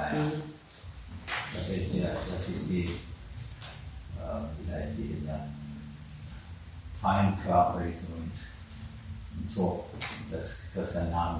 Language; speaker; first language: German; non-native, learner; Sinhala